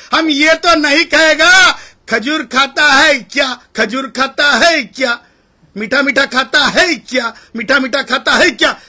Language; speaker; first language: Hindi; non-native, local second language; Marathi